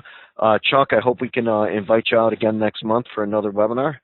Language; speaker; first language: English; native; English